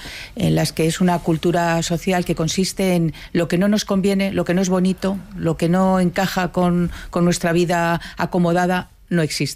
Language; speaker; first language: Spanish; native; Spanish